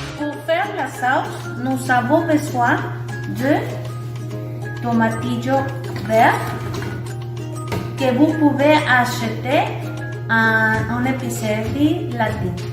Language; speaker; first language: French; non-native, learner; Spanish